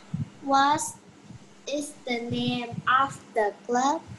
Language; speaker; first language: English; non-native, learner; Vietnamese